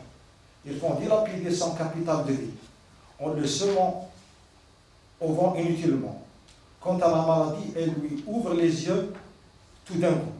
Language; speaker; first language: French; non-native, local second language; Arabic